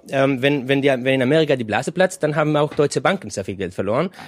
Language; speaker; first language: German; non-native, fluent; Spanish